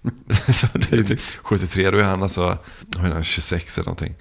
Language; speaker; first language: Swedish; native; Swedish